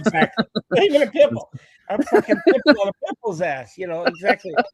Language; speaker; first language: English; native; English